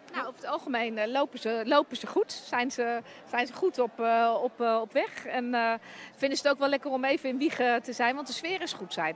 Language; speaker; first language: Dutch; native; Dutch